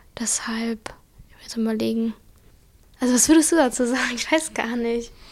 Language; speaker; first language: German; early bilingual, other home language; Arabic